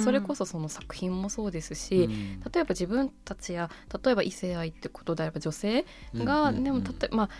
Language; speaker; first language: Japanese; native; Japanese